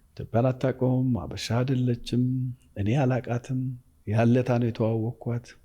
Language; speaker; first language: Amharic; native; Amharic